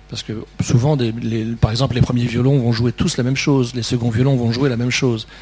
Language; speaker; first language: French; native; French